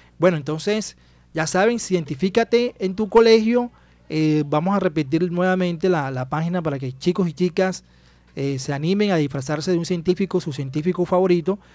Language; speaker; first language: Spanish; native; Spanish